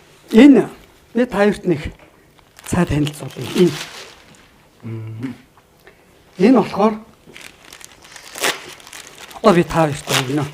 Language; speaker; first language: Mongolian; native; Mongolian